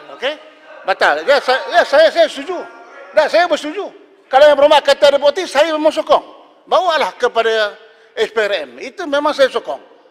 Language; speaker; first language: Malay; native; Malay